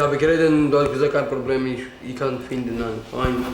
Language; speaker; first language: German; non-native, learner; Romany